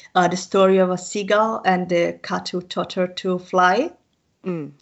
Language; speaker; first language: English; non-native, fluent; Italian